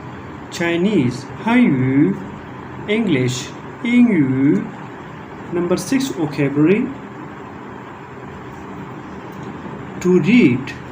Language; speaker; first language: English; non-native, local second language; Urdu